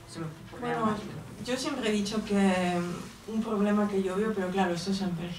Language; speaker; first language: Spanish; native; Spanish